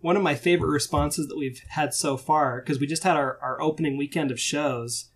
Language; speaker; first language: English; native; English